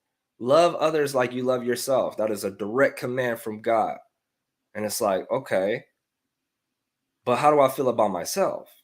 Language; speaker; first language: English; native; English